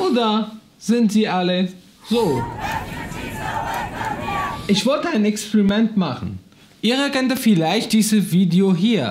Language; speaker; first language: German; non-native, fluent; Arabic